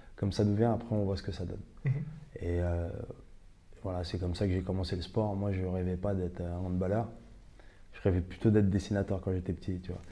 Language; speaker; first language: French; native; French